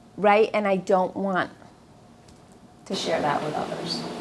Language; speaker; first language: English; native; English